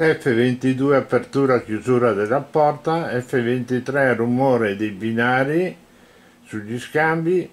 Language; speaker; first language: Italian; native; Italian